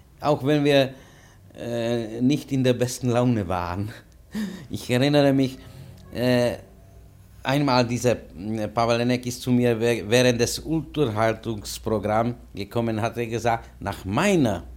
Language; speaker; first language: German; non-native, fluent; Czech